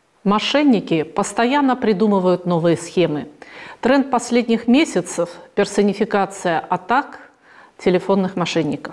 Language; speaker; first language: Russian; native; Russian